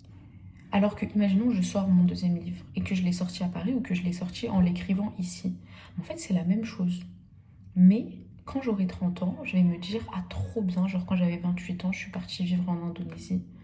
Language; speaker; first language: French; native; French